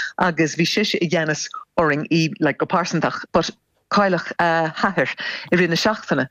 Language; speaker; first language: Irish; non-native, local second language; English